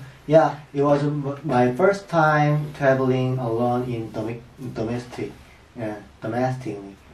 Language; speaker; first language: English; non-native, learner; Korean